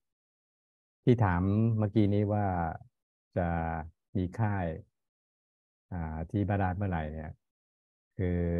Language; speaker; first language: Thai; native; Thai